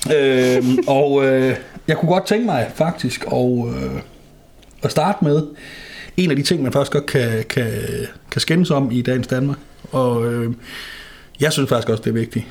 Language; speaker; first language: Danish; native; Danish